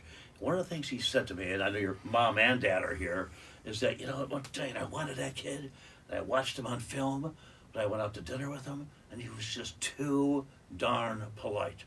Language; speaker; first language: English; native; English